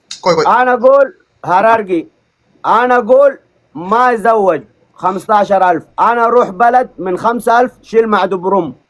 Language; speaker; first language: Arabic; non-native, learner; Oromo